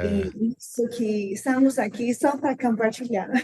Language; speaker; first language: Portuguese; non-native, learner; English